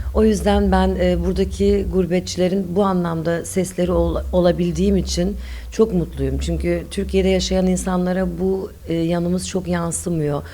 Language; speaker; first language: Turkish; early bilingual, other home language; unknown